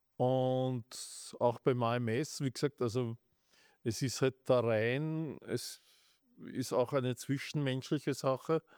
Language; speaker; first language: German; native; German